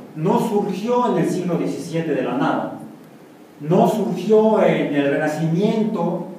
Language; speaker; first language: Spanish; native; Spanish